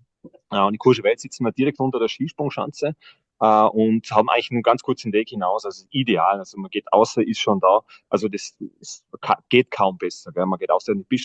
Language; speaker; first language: German; native; German